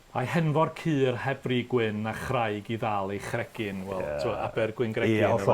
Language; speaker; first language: Welsh; native; Welsh